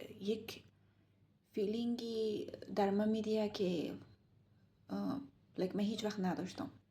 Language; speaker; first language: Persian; early bilingual, heritage; Persian